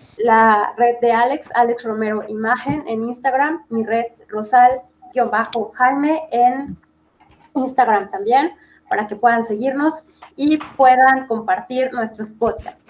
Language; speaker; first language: Spanish; native; Spanish